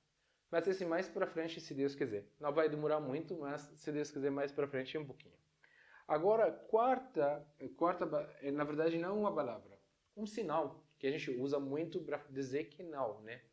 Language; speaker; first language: Portuguese; non-native, fluent; Arabic